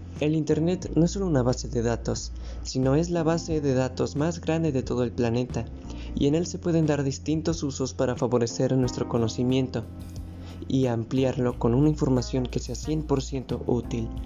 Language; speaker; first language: Spanish; native; Spanish